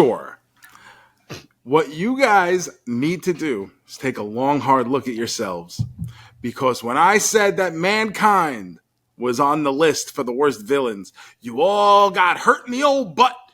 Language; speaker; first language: English; native; English